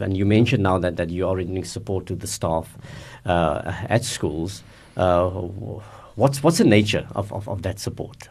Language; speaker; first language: English; non-native, local second language; Afrikaans